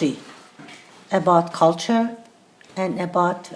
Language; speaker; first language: English; non-native, learner; Persian